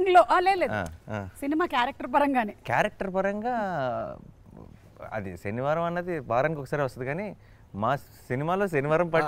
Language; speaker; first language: Telugu; native; Telugu